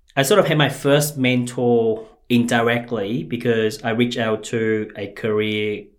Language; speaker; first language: English; non-native, fluent; Vietnamese